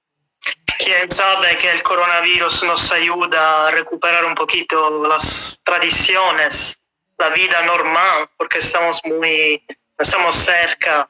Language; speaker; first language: Spanish; non-native, fluent; Italian